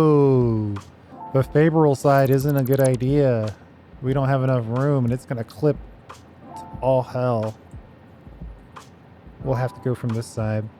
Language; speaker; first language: English; native; English